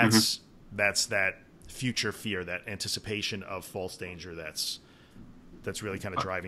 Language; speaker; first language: English; native; English